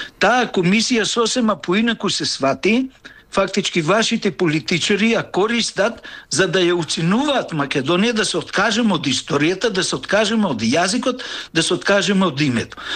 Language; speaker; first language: Macedonian; native; Macedonian